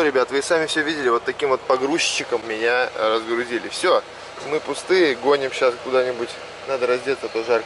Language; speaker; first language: Russian; native; Russian